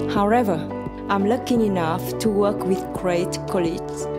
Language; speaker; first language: English; non-native, fluent; Vietnamese